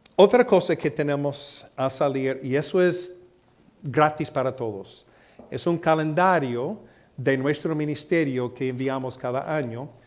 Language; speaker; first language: Spanish; non-native, fluent; English